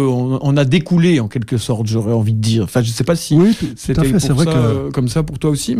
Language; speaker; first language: French; native; French